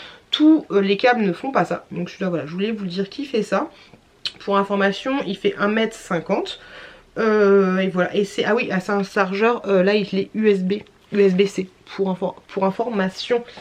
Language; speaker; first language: French; native; French